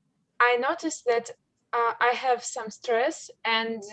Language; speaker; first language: English; non-native, learner; Russian